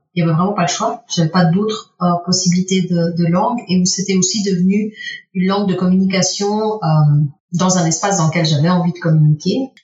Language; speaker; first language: French; early bilingual, other home language; Spanish